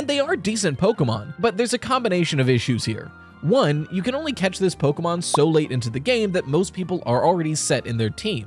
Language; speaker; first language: English; native; English